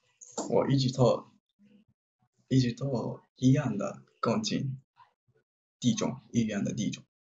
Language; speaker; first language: Chinese; non-native, learner; Japanese